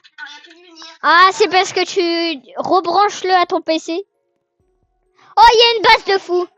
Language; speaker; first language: French; native; French